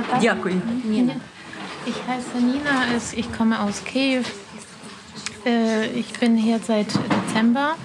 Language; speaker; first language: German; non-native, learner; Ukrainian